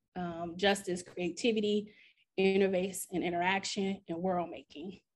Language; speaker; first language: English; native; English